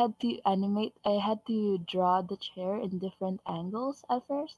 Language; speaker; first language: English; non-native, local second language; Filipino